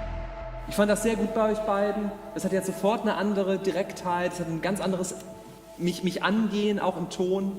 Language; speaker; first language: German; native; German